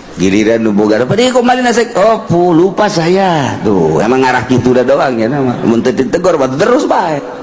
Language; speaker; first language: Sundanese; native; Sundanese